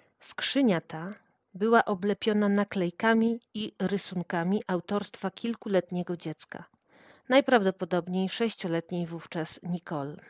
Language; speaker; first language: Polish; native; Polish